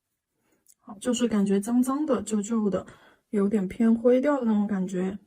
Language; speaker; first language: Chinese; native; Chinese